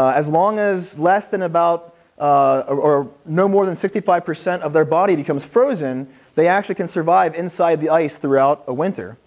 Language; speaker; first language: English; native; English